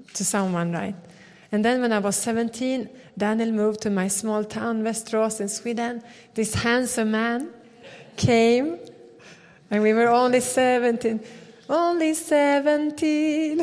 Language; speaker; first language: English; non-native, fluent; Swedish